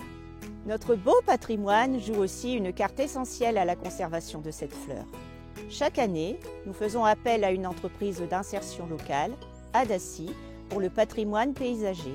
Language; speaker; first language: French; native; French